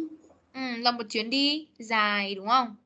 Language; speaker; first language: Vietnamese; native; Vietnamese